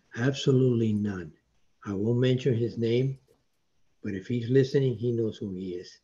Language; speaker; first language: English; non-native, fluent; Spanish